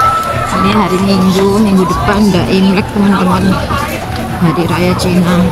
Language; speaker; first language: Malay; non-native, local second language; Javanese